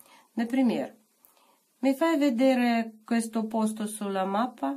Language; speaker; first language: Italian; non-native, fluent; Russian